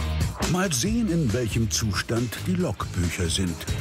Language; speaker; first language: German; native; German